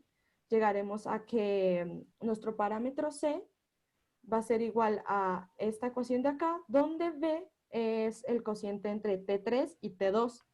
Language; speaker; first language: Spanish; native; Spanish